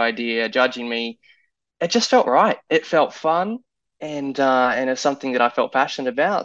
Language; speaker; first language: English; native; English